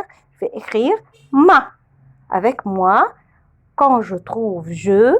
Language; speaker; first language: French; non-native, fluent; Arabic